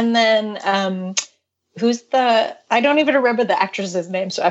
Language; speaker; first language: English; native; English